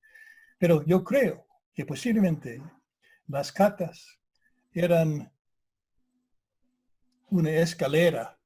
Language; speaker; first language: Spanish; non-native, fluent; English